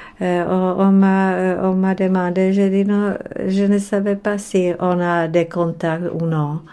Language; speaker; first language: French; non-native, learner; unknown